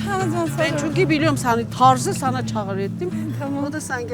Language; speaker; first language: Turkish; non-native, learner; Armenian